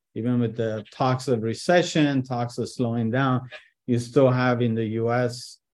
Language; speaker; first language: English; early bilingual, other home language; Persian